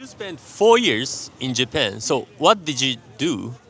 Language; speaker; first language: English; non-native, fluent; Japanese